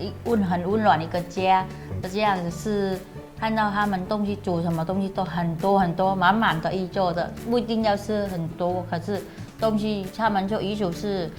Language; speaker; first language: Chinese; non-native, learner; Vietnamese